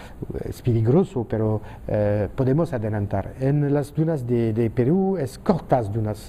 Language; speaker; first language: Spanish; non-native, fluent; French